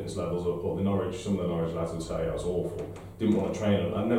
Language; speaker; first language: English; native; English